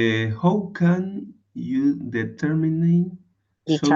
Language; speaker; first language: English; non-native, learner; Spanish